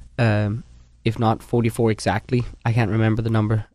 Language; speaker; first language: English; non-native, fluent; Danish